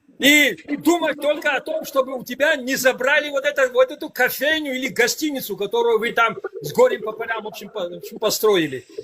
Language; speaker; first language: Russian; non-native, local second language; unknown